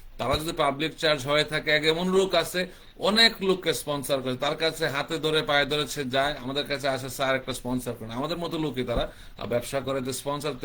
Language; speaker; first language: Bangla; early bilingual, heritage; Bangla